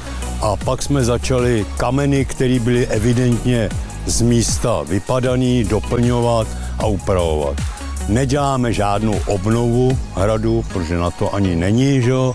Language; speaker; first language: Czech; native; Czech